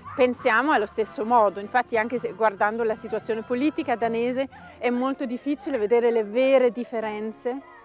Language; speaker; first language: Italian; non-native, fluent; Danish